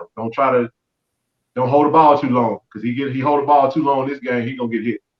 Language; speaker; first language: English; native; English